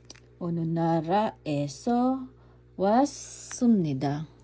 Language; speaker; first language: Korean; non-native, fluent; Filipino